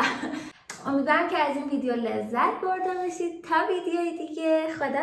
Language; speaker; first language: Persian; native; Persian